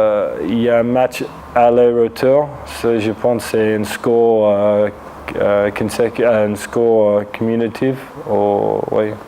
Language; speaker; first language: French; non-native, fluent; English